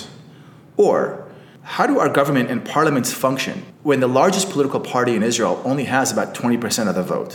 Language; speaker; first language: English; native; English